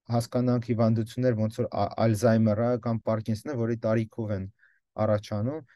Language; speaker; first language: Armenian; early bilingual, heritage; Armenian